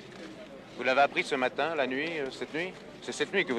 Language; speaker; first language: French; native; French